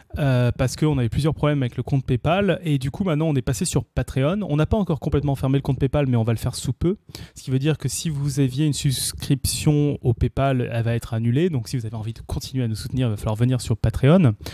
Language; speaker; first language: French; native; French